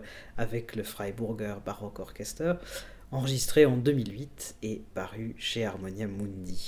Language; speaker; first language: French; native; French